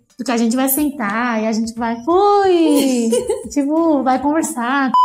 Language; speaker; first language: Portuguese; non-native, fluent; Chinese